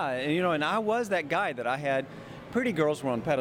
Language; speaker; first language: English; native; English